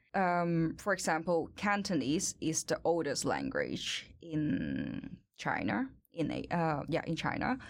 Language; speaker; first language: English; non-native, local second language; Cantonese